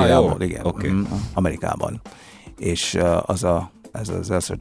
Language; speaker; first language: Hungarian; non-native, fluent; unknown